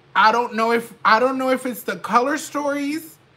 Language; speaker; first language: English; early bilingual, other home language; Spanish